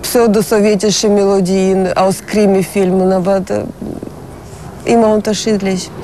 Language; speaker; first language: German; non-native, fluent; Russian